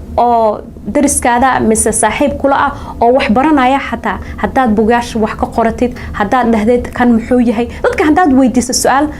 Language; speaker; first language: Somali; early bilingual, heritage; Somali